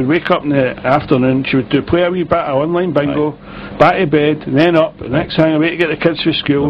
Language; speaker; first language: English; native; English